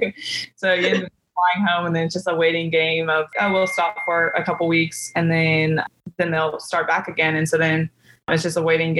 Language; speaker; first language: English; native; English